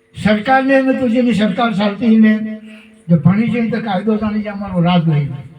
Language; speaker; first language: Gujarati; non-native, local second language; Bhili